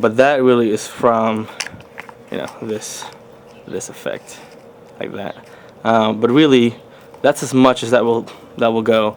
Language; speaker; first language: English; native; English